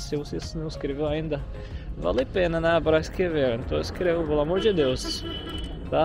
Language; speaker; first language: Portuguese; non-native, fluent; Arabic